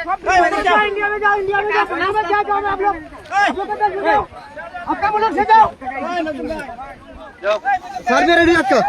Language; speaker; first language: Hindi; non-native, learner; Bangla